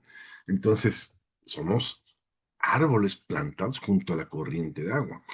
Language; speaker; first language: Spanish; native; Spanish